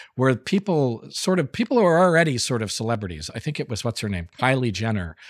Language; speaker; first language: English; native; English